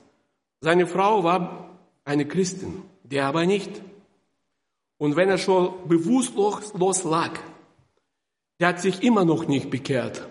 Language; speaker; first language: German; non-native, fluent; Russian